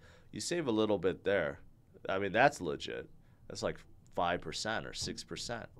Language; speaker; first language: English; native; English